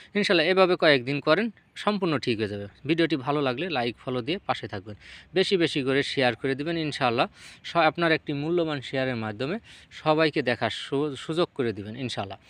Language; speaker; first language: Bangla; native; Bangla